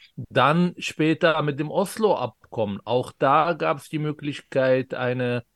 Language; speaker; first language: German; non-native, fluent; Arabic